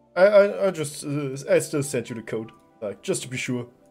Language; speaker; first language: English; non-native, fluent; German